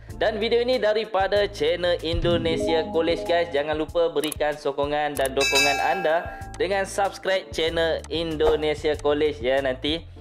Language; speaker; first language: Malay; native; Malay